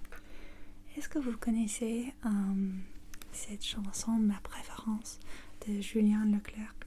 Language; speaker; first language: French; non-native, learner; English